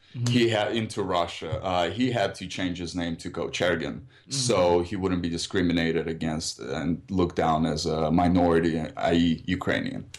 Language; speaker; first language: English; early bilingual, other home language; Russian